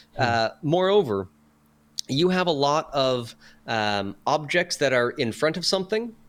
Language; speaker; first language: English; native; English